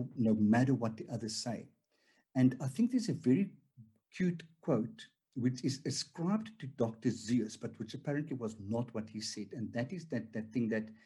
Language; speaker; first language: English; non-native, local second language; Afrikaans